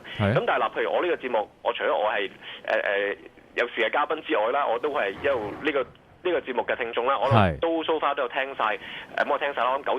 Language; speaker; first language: Cantonese; native; Cantonese